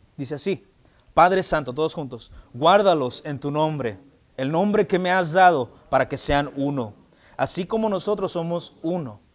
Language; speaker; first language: Spanish; early bilingual, heritage; Spanish